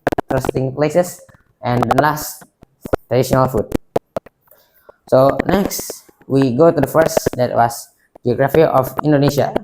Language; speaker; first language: English; non-native, local second language; Indonesian